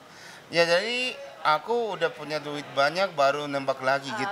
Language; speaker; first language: Indonesian; non-native, fluent; Japanese